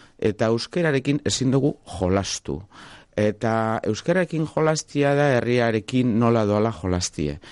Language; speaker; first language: Basque; non-native, local second language; Spanish